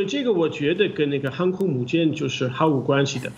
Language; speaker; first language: Chinese; non-native, fluent; English